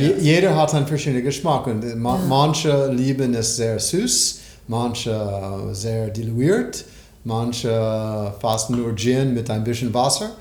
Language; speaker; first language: German; non-native, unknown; English